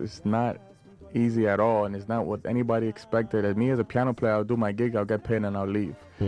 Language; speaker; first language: English; native; English